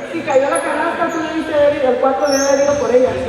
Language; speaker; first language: Spanish; native; Spanish